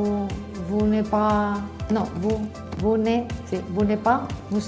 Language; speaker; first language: French; non-native, learner; Spanish